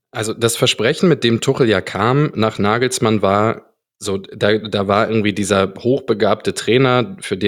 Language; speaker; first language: German; native; German